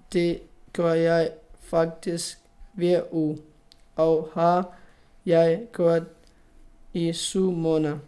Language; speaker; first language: Danish; non-native, learner; Pashto